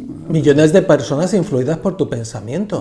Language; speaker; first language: Spanish; native; Spanish